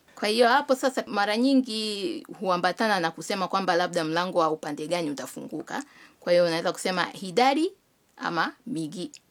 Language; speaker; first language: Swahili; native; Swahili